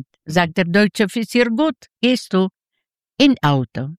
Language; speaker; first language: German; non-native, learner; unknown